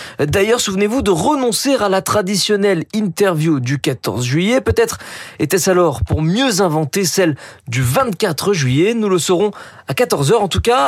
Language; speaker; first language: French; native; French